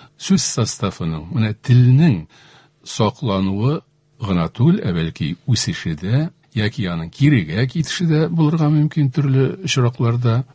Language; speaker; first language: Tatar; native; Tatar